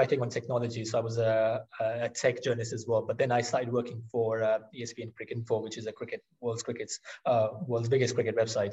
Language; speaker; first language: English; non-native, local second language; Urdu